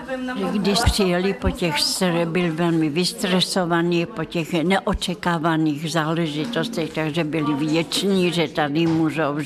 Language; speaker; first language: Czech; non-native, fluent; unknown